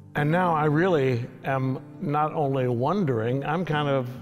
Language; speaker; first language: English; native; English